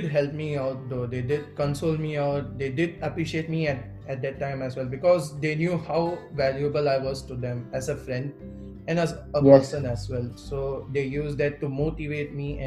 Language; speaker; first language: English; non-native, local second language; Telugu